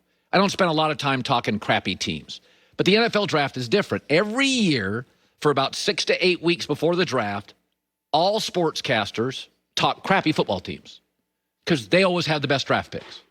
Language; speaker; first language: English; native; English